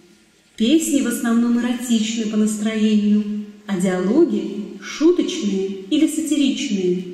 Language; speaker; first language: Russian; native; Russian